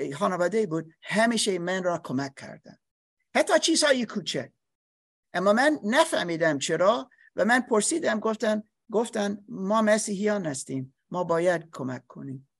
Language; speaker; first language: Persian; non-native, learner; English